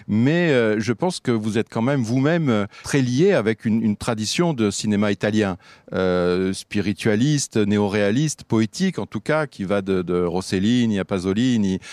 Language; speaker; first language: French; native; French